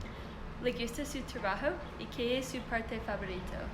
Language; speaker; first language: Spanish; non-native, learner; English